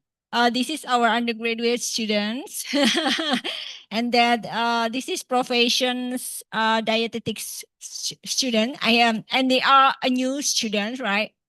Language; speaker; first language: English; non-native, fluent; Indonesian